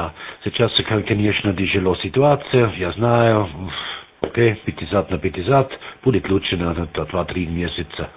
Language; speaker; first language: Russian; non-native, learner; German